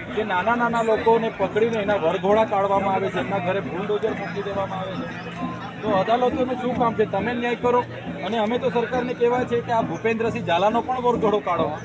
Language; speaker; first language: Gujarati; non-native, local second language; Vasavi